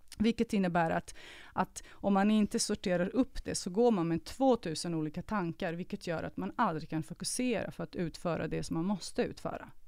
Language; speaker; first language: Swedish; early bilingual, other home language; Serbian